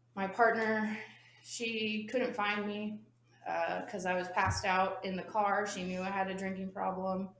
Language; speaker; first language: English; native; English